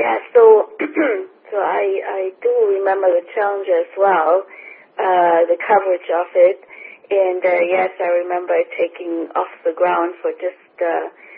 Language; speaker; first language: English; non-native, fluent; German